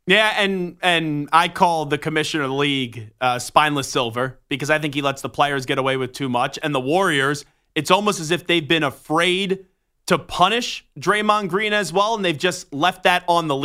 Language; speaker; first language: English; native; English